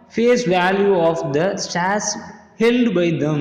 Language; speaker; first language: English; non-native, local second language; Tamil